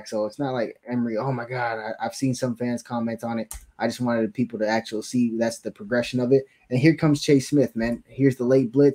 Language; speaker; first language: English; native; English